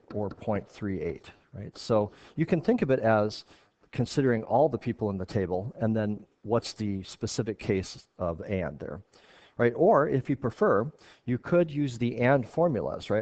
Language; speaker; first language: English; native; English